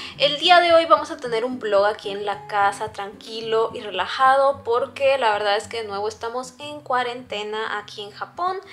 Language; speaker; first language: Spanish; native; Spanish